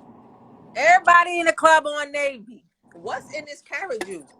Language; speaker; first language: English; native; English